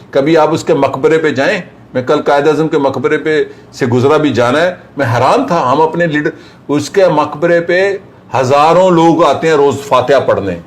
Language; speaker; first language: Urdu; non-native, local second language; Punjabi